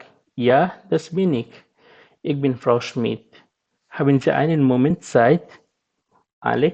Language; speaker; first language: German; non-native, fluent; Bangla